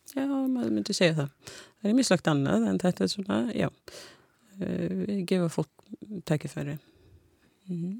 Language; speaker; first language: Icelandic; non-native, fluent; English